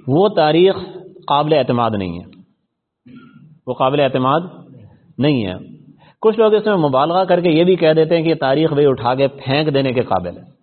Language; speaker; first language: Urdu; non-native, local second language; Punjabi